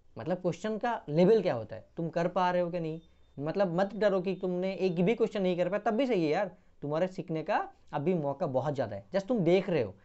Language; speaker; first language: Hindi; non-native, local second language; Bangla